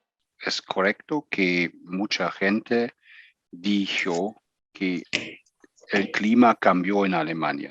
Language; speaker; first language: Spanish; non-native, fluent; German